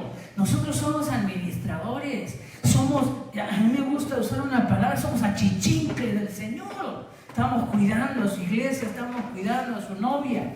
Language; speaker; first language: Spanish; native; Spanish